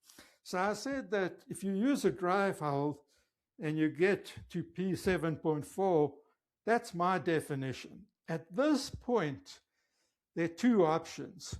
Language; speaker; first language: English; native; English